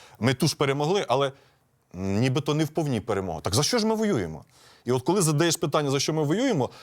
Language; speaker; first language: Ukrainian; native; Ukrainian